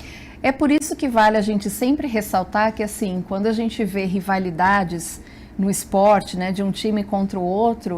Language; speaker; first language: Portuguese; native; Portuguese